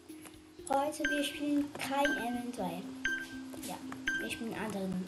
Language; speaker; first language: German; non-native, learner; Portuguese